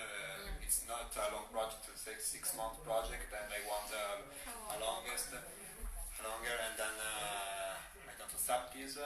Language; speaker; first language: English; non-native, learner; Italian